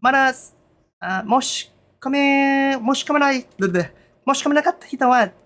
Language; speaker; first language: Japanese; non-native, learner; English